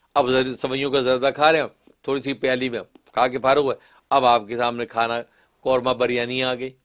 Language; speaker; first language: Urdu; non-native, local second language; Kashmiri